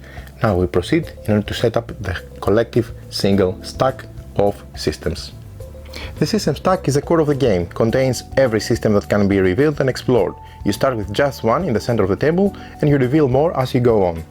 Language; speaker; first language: English; non-native, fluent; Greek